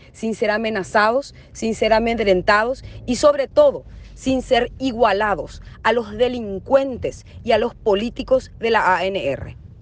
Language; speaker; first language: Spanish; native; Spanish